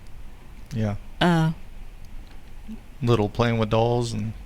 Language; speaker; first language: English; native; English